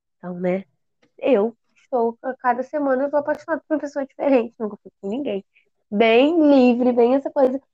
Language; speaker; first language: Portuguese; native; Portuguese